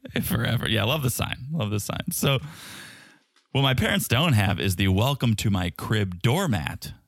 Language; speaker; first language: English; native; English